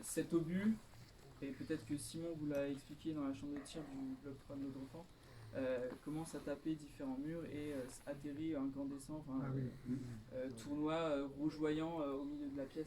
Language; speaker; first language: French; native; French